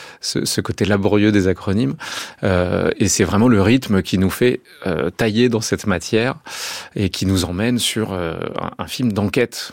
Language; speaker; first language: French; native; French